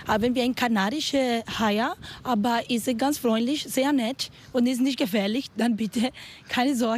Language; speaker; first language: German; non-native, learner; Spanish